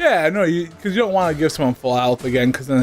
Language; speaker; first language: English; native; English